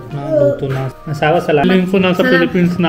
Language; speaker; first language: Filipino; non-native, learner; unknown